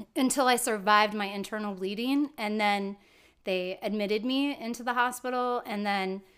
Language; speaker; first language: English; native; English